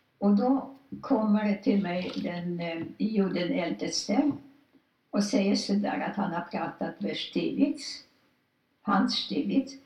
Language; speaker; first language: Swedish; non-native, fluent; Polish